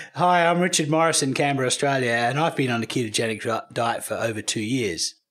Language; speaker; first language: English; native; English